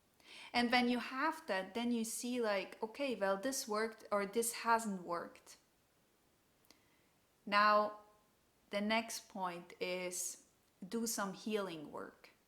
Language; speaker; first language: English; non-native, fluent; German